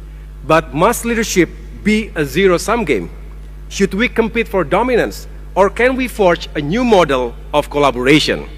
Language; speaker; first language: English; non-native, fluent; Indonesian